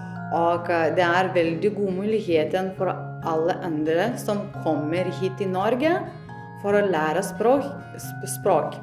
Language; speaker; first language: Norwegian; non-native, learner; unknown